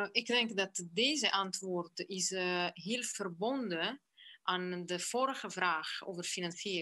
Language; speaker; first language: Dutch; non-native, fluent; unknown